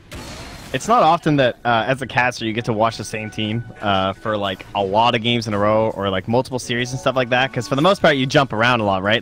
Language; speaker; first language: English; native; English